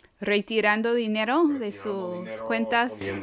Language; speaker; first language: Spanish; non-native, fluent; English